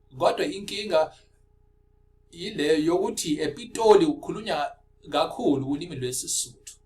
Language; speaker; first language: Zulu; non-native, local second language; Afrikaans